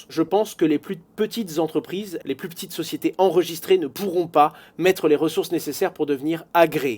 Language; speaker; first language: French; native; French